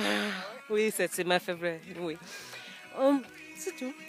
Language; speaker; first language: French; non-native, learner; English